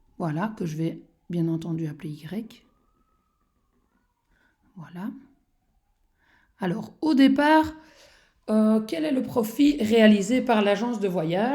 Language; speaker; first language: French; native; French